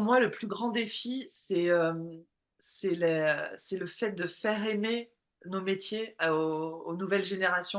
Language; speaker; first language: French; native; French